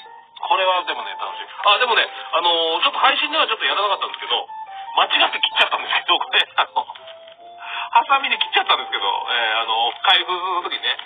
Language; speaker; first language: Japanese; native; Japanese